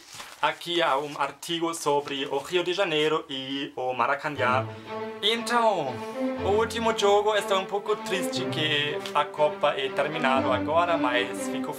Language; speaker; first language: Portuguese; non-native, learner; German